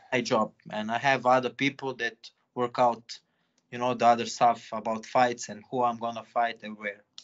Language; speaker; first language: English; non-native, fluent; Serbian